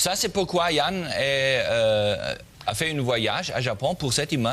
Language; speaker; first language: French; non-native, learner; German